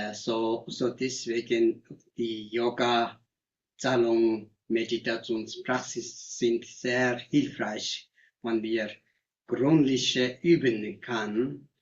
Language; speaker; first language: German; non-native, learner; Tibetan